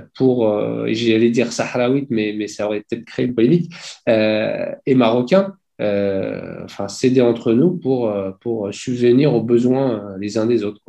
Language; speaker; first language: French; native; French